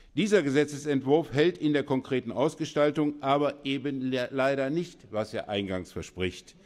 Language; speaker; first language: German; native; German